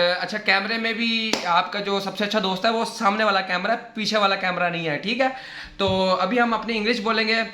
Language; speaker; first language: Urdu; non-native, local second language; Saraiki